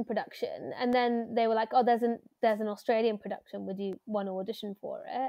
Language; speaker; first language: English; native; English